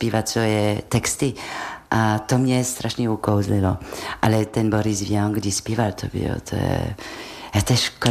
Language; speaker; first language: Czech; non-native, fluent; French